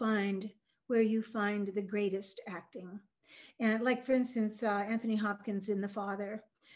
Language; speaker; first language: English; early bilingual, other home language; Norwegian